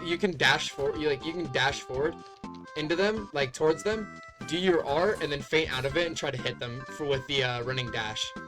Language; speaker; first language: English; native; English